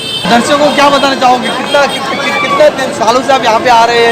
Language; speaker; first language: Hindi; native; Hindi